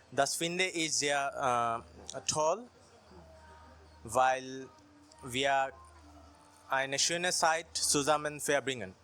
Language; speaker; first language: German; non-native, learner; Bangla